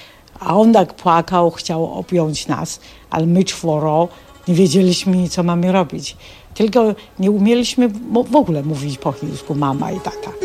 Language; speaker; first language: Polish; non-native, fluent; Chinese